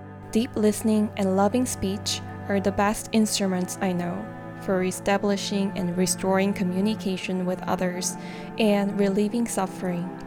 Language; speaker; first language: English; non-native, fluent; Korean